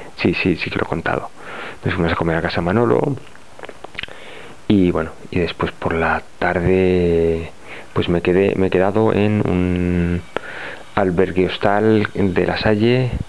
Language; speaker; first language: Spanish; native; Spanish